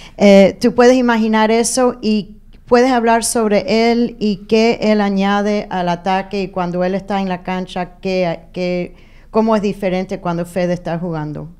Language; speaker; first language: Spanish; non-native, local second language; English